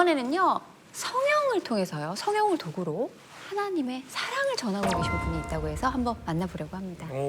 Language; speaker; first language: Korean; native; Korean